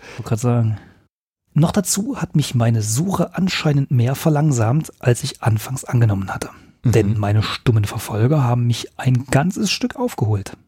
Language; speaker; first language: German; native; German